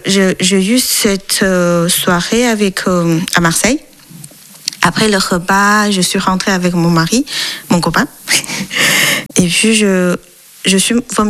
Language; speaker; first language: French; non-native, learner; Chinese